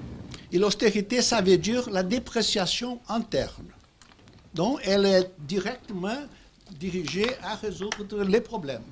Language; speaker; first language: French; non-native, fluent; Portuguese